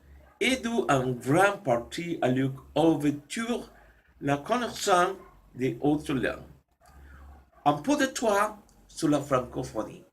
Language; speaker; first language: French; non-native, learner; Spanish